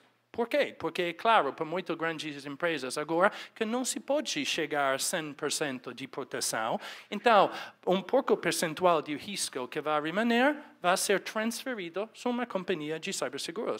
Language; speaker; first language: Portuguese; non-native, fluent; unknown